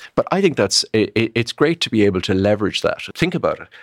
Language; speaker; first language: English; native; English